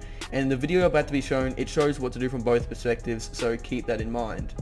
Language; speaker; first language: English; native; English